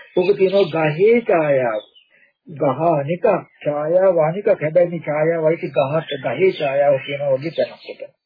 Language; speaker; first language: Sinhala; native; Sinhala